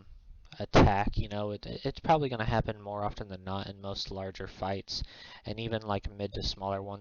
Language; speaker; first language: English; native; English